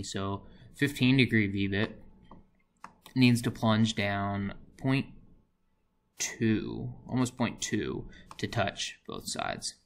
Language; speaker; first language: English; native; English